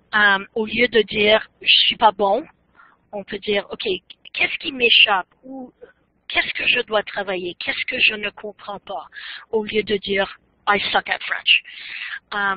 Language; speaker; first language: French; non-native, fluent; English